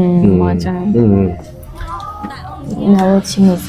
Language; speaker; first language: Korean; non-native, learner; Hmong